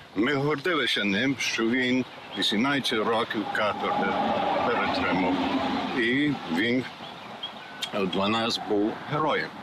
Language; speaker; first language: Ukrainian; early bilingual, heritage; Ukrainian